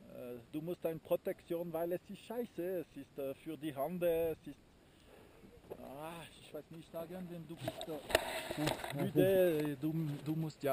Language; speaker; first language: German; non-native, learner; French